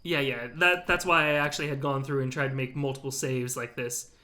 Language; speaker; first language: English; native; English